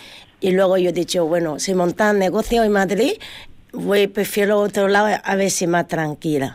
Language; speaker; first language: Spanish; non-native, learner; Chinese